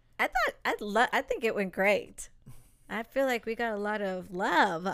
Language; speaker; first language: English; early bilingual, other home language; Spanish